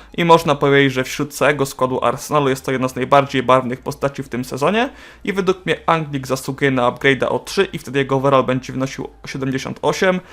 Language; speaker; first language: Polish; native; Polish